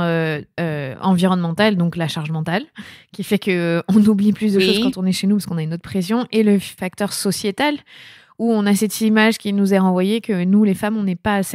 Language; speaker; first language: French; native; French